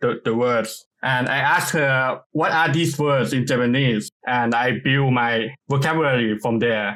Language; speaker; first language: English; non-native, fluent; Thai